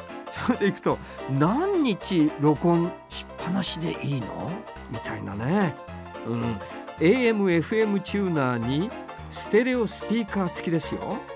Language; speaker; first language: Japanese; native; Japanese